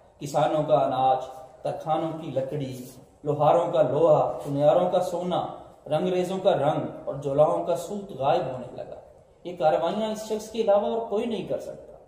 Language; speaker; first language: Urdu; non-native, local second language; Punjabi